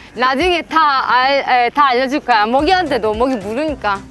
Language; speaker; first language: Korean; non-native, learner; Greek